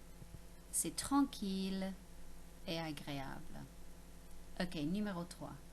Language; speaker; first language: French; non-native, fluent; English